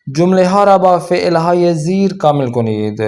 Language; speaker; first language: Persian; non-native, fluent; Urdu